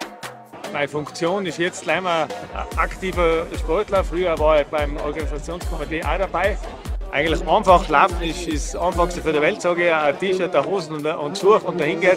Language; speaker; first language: German; native; German